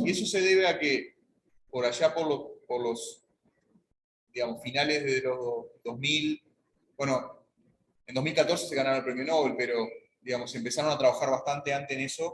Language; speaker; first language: Spanish; native; Spanish